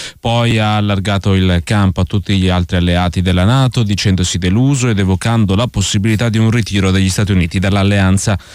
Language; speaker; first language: Italian; native; Italian